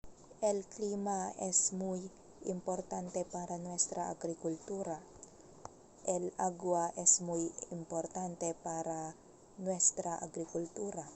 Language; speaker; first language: Spanish; non-native, learner; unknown